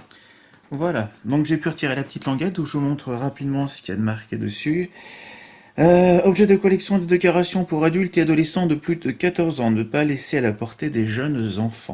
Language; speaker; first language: French; native; French